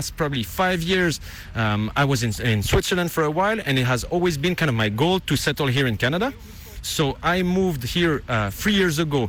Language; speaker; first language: English; non-native, fluent; Dutch